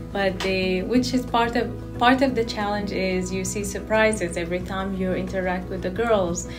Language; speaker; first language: English; non-native, fluent; Arabic